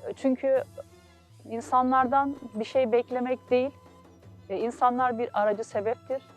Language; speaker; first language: Turkish; native; Turkish